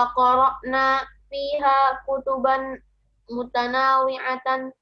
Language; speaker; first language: Arabic; non-native, learner; Indonesian